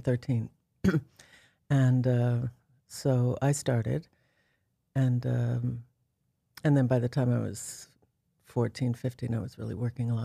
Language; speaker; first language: English; native; English